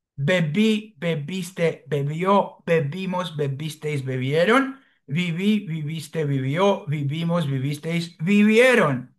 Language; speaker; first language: Spanish; non-native, fluent; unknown